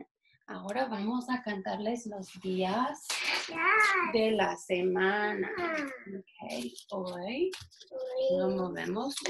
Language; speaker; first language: Spanish; non-native, fluent; English